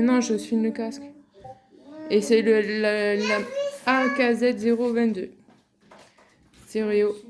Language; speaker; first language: French; native; French